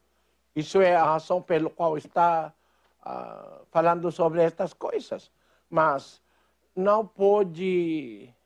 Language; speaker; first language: Portuguese; non-native, fluent; Filipino